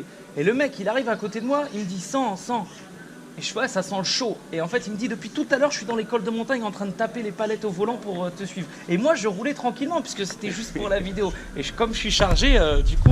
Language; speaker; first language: French; native; French